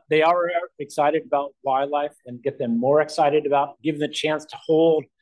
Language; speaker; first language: English; native; English